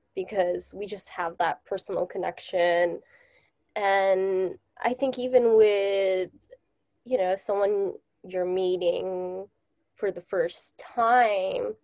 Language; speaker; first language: English; non-native, fluent; Japanese